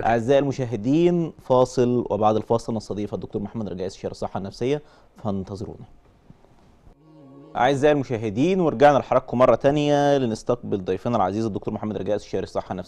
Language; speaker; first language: Arabic; native; Arabic